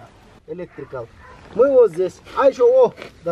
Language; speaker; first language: Russian; non-native, local second language; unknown